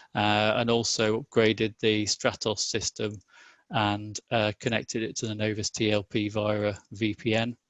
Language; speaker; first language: English; native; English